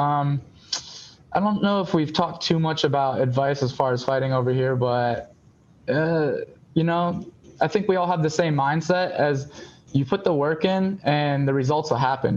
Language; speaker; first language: English; native; English